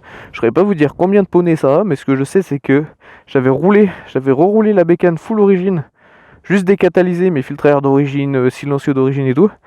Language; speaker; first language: French; native; French